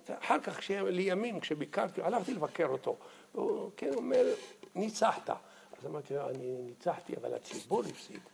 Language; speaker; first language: Hebrew; early bilingual, other home language; Arabic